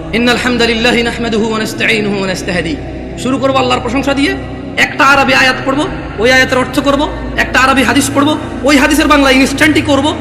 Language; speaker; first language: Bangla; early bilingual, heritage; Bangla